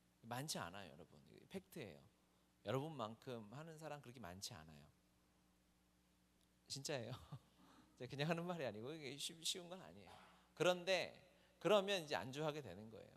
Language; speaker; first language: Korean; native; Korean